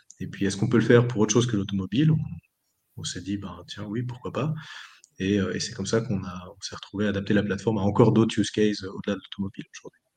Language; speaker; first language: French; native; French